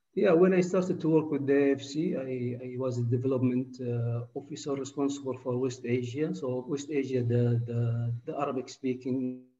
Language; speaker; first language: English; non-native, fluent; Arabic